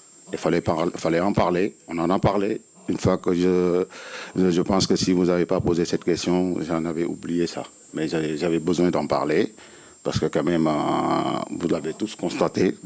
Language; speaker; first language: French; non-native, local second language; Wolof